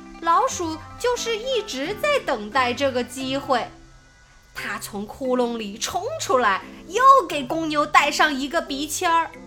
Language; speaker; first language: Chinese; native; Chinese